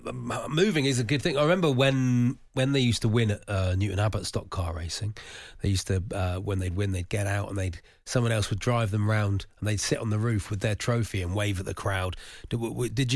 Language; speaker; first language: English; native; English